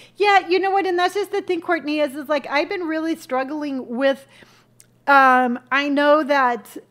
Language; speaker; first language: English; native; English